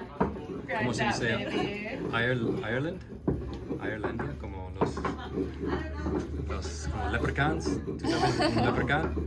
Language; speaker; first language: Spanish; non-native, learner; English